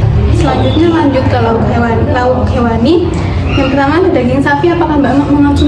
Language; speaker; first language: Indonesian; native; Indonesian